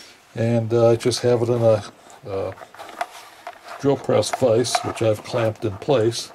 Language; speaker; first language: English; native; English